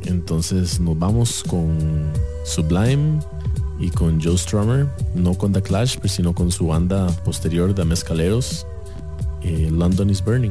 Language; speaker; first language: Spanish; native; Spanish